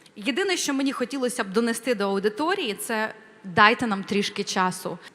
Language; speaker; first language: Ukrainian; non-native, local second language; Russian